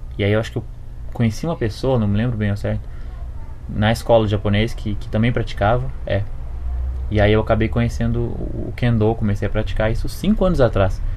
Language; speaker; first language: Portuguese; native; Portuguese